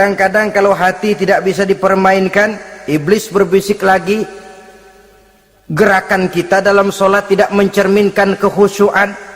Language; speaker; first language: Indonesian; native; Indonesian